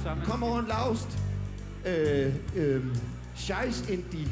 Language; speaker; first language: German; non-native, learner; Danish